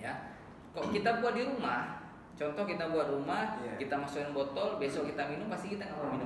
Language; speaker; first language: Indonesian; native; Indonesian